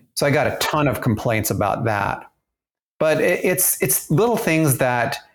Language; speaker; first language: English; early bilingual, other home language; German